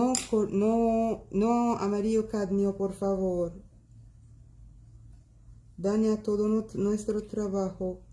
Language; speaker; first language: Spanish; non-native, local second language; Arabic